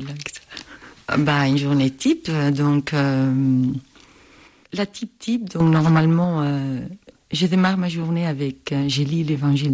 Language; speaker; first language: French; non-native, fluent; Spanish